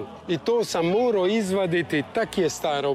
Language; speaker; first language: Serbian; native; Serbian